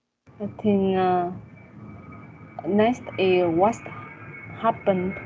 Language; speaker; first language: English; non-native, learner; Vietnamese